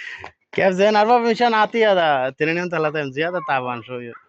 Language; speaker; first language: Arabic; non-native, learner; Bangla